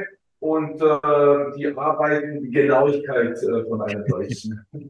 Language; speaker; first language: German; early bilingual, other home language; Croatian